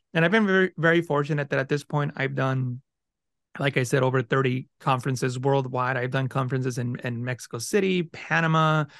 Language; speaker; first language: English; early bilingual, other home language; Spanish